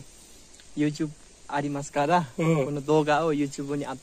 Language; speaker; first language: Japanese; non-native, learner; Nepali